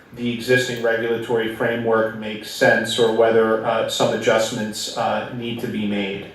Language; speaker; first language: English; native; English